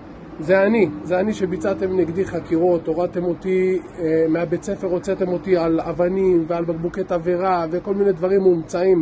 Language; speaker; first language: Hebrew; native; Hebrew